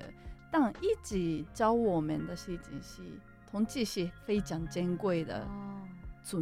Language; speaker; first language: Chinese; non-native, fluent; Japanese